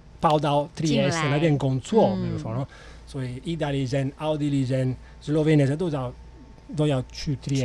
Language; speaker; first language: Chinese; non-native, fluent; Italian